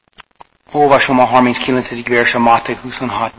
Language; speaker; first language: Hungarian; non-native, fluent; English